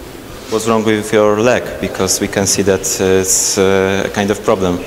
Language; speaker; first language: English; non-native, fluent; Polish